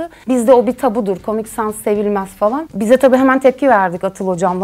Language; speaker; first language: Turkish; native; Turkish